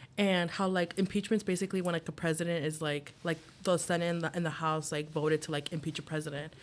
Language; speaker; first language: English; native; English